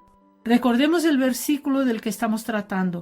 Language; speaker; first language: Spanish; native; Spanish